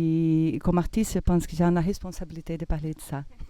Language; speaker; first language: French; non-native, fluent; Portuguese